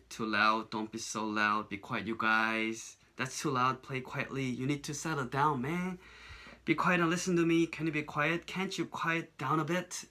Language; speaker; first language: English; non-native, fluent; Korean